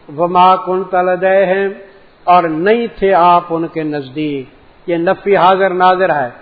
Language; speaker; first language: Urdu; native; Urdu